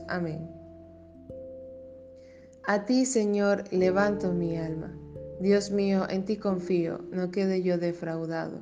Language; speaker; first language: Spanish; native; Spanish